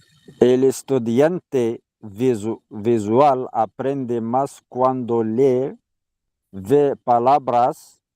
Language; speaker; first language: Spanish; non-native, learner; Arabic